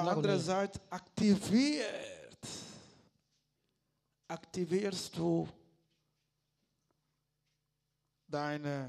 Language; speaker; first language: German; non-native, learner; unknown